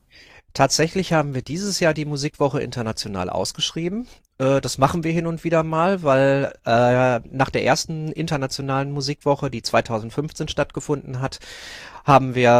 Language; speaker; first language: German; native; German